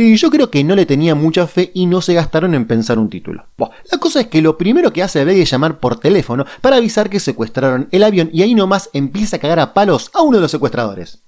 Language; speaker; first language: Spanish; native; Spanish